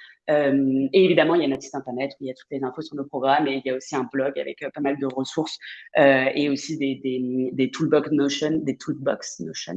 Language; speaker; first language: French; native; French